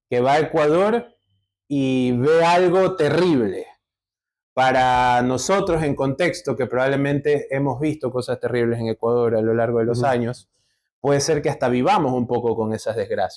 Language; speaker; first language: Spanish; native; Spanish